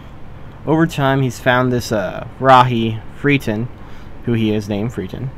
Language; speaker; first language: English; native; English